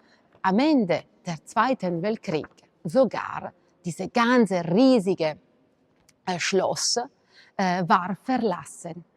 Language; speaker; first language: German; non-native, fluent; Italian